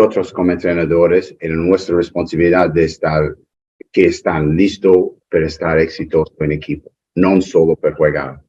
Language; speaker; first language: Spanish; non-native, learner; English